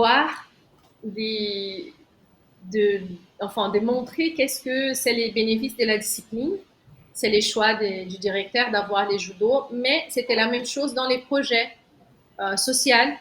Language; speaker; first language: French; non-native, fluent; Portuguese